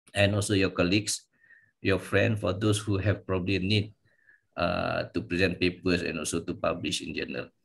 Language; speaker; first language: English; non-native, local second language; Malay